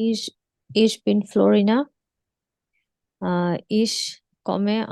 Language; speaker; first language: German; non-native, learner; Bangla